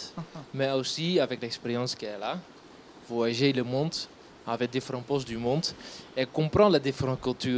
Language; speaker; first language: French; non-native, fluent; Dutch